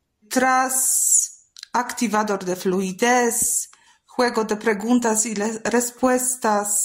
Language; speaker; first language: Spanish; non-native, fluent; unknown